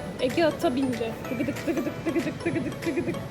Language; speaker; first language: Turkish; native; Turkish